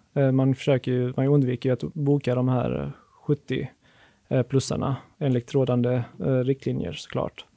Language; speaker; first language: Swedish; native; Swedish